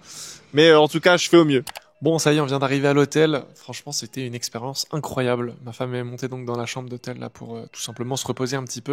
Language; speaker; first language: French; native; French